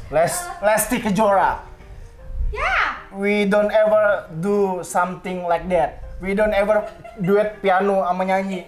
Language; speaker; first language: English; non-native, learner; Indonesian